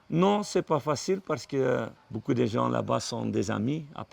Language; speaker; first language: French; non-native, local second language; Dutch